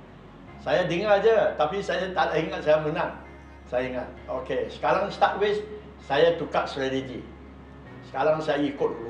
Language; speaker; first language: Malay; non-native, local second language; Chinese